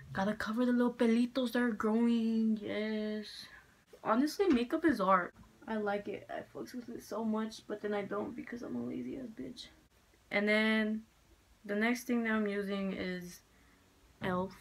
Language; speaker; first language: English; native; English